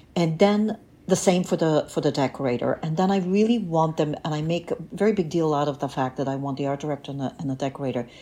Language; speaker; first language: English; early bilingual, other home language; Bulgarian